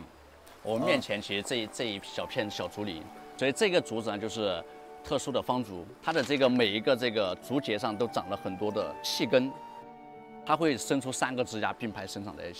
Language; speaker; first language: Chinese; native; Chinese